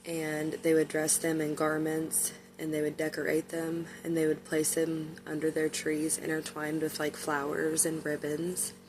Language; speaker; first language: English; native; English